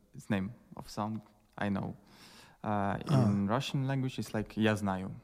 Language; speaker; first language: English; non-native, learner; Belarusian